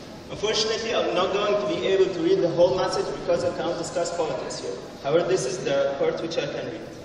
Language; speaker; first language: English; non-native, fluent; Arabic